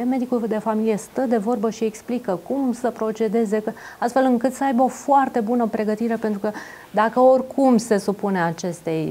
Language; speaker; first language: Romanian; native; Romanian